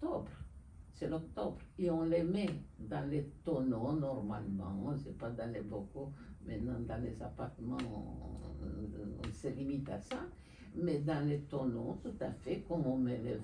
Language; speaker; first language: French; non-native, fluent; Romanian